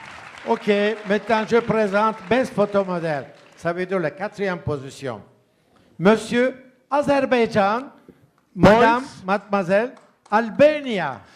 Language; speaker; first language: French; non-native, fluent; Turkish